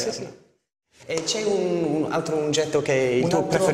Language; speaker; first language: Italian; non-native, learner; English